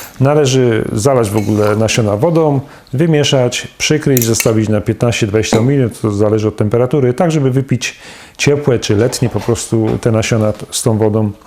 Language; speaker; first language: Polish; native; Polish